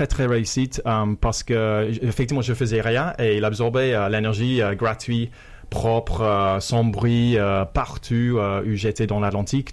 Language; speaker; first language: French; non-native, fluent; English